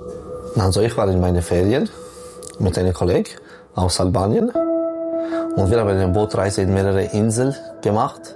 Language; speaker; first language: German; non-native, local second language; French